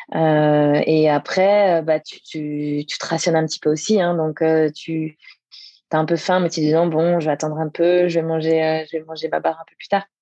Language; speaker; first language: French; native; French